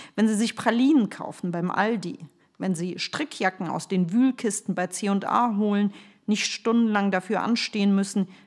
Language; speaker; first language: German; early bilingual, other home language; Russian